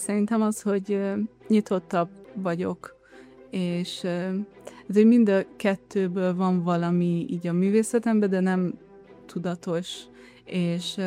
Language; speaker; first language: Hungarian; early bilingual, heritage; Hungarian